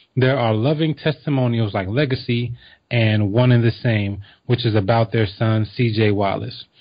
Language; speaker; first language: English; native; English